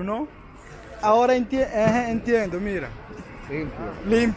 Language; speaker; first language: Spanish; non-native, learner; Swahili